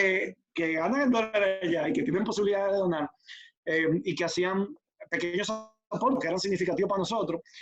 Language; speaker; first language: Spanish; native; Spanish